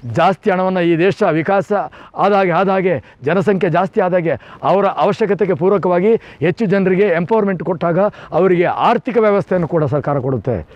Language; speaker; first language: Kannada; non-native, local second language; Kodava